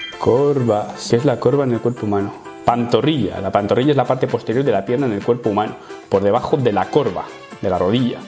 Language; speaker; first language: Spanish; native; Spanish